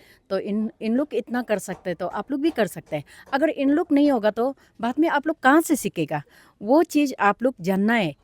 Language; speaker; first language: Hindi; non-native, local second language; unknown